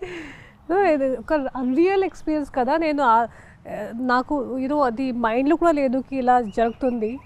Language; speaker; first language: Telugu; non-native, local second language; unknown